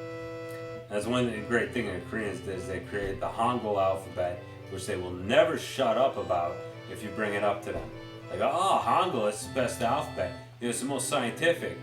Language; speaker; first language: English; native; English